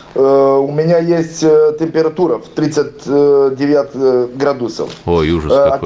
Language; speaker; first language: Russian; non-native, learner; Serbian